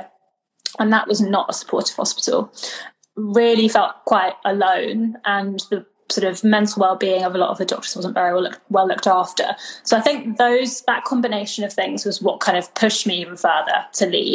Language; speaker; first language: English; native; English